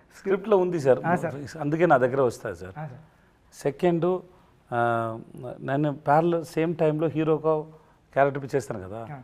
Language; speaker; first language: Telugu; non-native, learner; Tamil